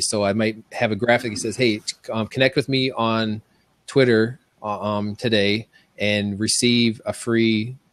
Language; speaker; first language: English; native; English